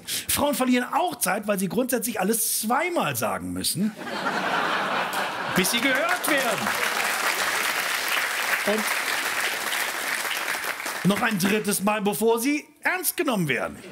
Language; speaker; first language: German; native; German